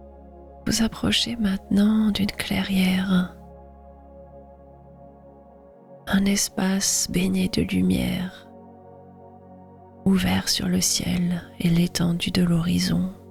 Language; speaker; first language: French; native; French